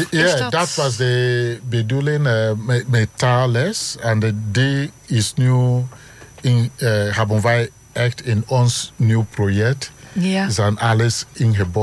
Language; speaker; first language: Dutch; non-native, learner; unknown